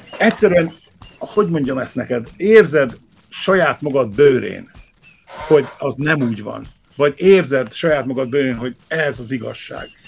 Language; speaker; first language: Hungarian; early bilingual, heritage; Hungarian